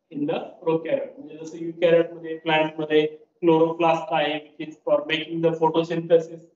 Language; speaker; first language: English; non-native, local second language; Marathi